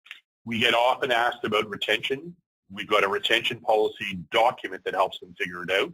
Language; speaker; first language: English; native; English